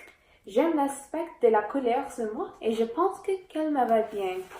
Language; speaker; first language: French; non-native, learner; English